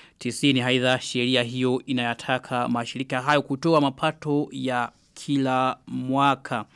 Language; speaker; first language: Swahili; non-native, local second language; Rundi